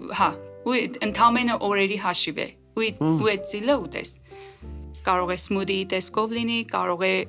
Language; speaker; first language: Armenian; native; Armenian